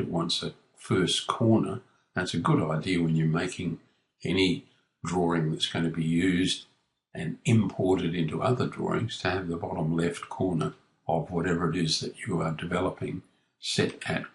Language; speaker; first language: English; native; English